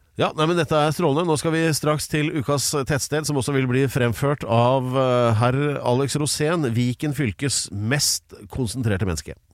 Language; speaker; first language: Norwegian; native; Norwegian